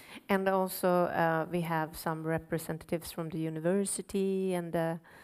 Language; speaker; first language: English; non-native, fluent; Swedish